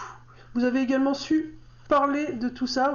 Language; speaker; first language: French; native; French